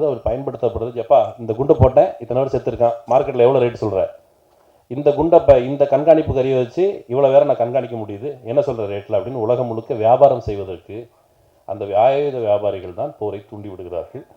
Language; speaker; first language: Tamil; native; Tamil